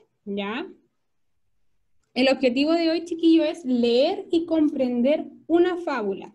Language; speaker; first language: Spanish; native; Spanish